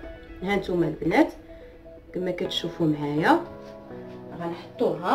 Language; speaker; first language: Arabic; native; Arabic